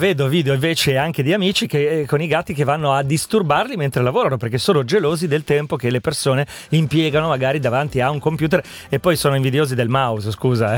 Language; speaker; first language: Italian; native; Italian